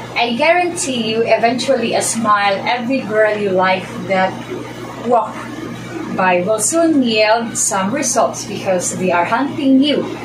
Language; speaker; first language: English; non-native, local second language; Cebuano